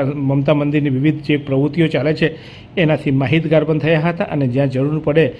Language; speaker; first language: Gujarati; native; Gujarati